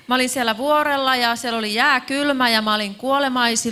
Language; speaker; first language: Finnish; native; Finnish